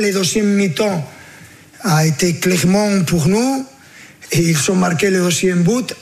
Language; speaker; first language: French; non-native, learner; Spanish